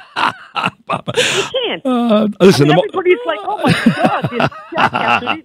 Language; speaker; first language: English; native; English